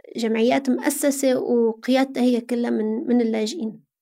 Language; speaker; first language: Arabic; native; Arabic